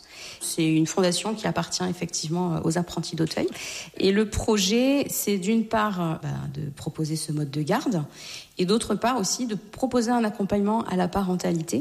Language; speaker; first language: French; native; French